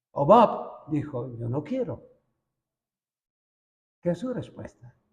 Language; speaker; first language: Spanish; non-native, fluent; Dutch